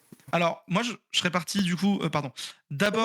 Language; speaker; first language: French; native; French